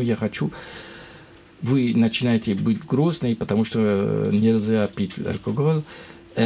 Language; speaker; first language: Russian; non-native, learner; French